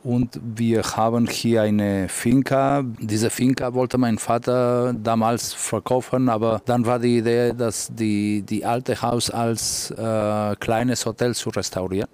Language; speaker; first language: German; non-native, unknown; Catalan